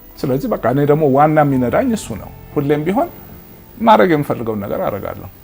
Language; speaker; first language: Amharic; native; Amharic